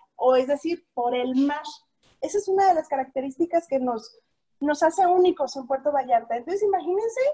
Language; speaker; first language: Spanish; native; Spanish